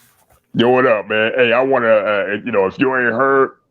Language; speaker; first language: English; native; English